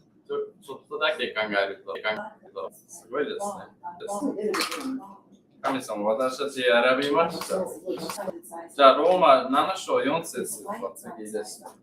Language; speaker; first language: Japanese; non-native, learner; English